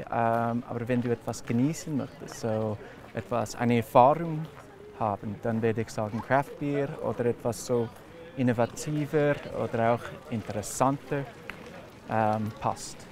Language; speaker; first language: German; non-native, fluent; English